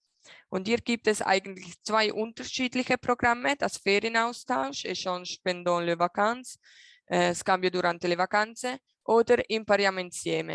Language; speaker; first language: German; non-native, local second language; Italian